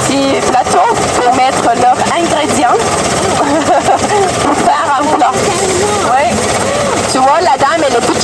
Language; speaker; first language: French; non-native, fluent; Thai